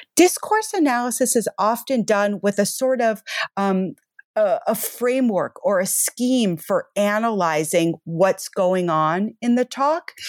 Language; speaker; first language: English; native; English